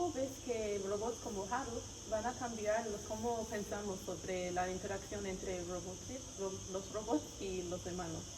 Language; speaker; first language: Spanish; non-native, learner; English